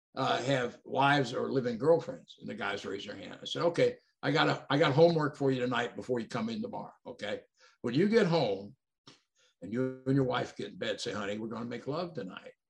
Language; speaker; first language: English; native; English